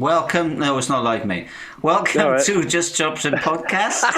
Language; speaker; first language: English; native; English